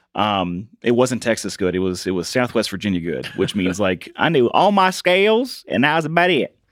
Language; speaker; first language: English; native; English